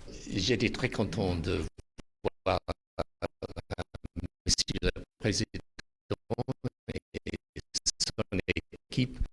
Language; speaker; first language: French; non-native, fluent; English